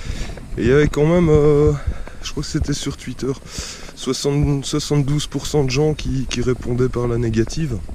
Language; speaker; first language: French; native; French